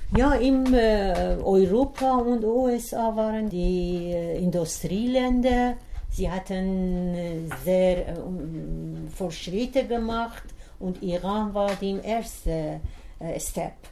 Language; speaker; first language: German; non-native, learner; Persian